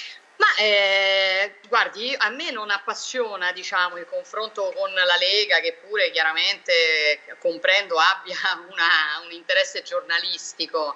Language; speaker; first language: Italian; native; Italian